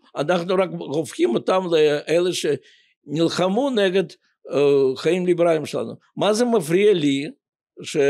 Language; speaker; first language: Hebrew; non-native, fluent; Ukrainian